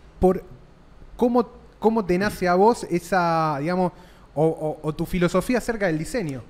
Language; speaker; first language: Spanish; native; Spanish